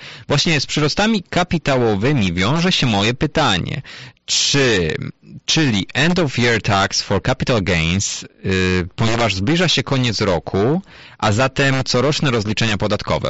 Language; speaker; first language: Polish; native; Polish